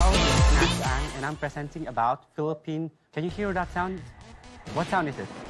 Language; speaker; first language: English; non-native, local second language; Filipino